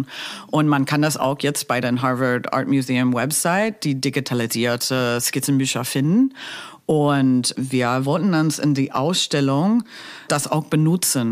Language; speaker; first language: German; non-native, fluent; English